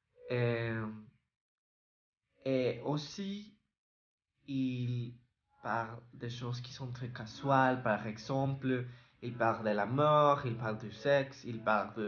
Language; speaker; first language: French; non-native, learner; Spanish